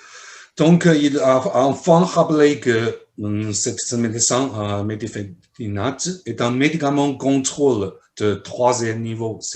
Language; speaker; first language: French; non-native, fluent; Chinese